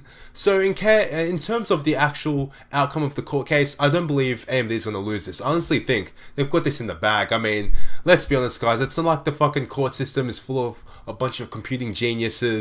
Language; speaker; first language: English; native; English